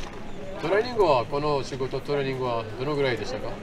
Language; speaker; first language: Japanese; non-native, learner; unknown